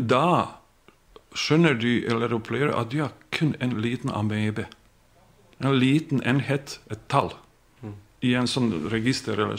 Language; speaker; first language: Norwegian; non-native, fluent; Bosnian